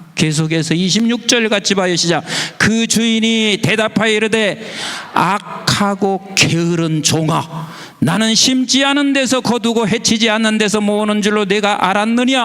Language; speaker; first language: Korean; native; Korean